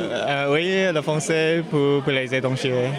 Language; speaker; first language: French; non-native, learner; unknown